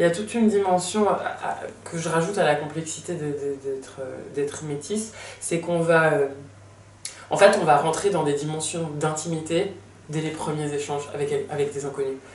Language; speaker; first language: French; native; French